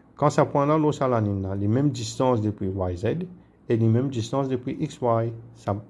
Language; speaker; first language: French; non-native, local second language; Morisyen